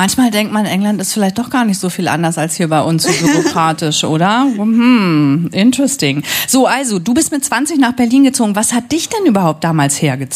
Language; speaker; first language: German; native; German